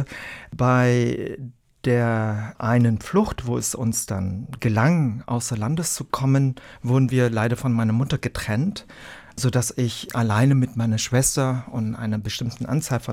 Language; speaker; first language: German; early bilingual, other home language; Vietnamese